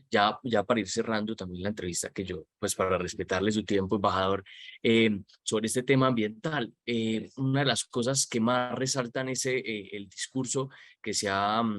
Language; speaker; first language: Spanish; native; Spanish